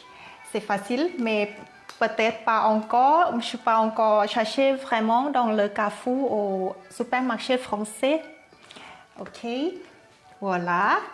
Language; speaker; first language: French; non-native, learner; Thai